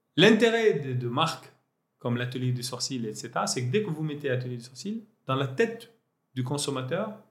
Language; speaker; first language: French; non-native, local second language; Arabic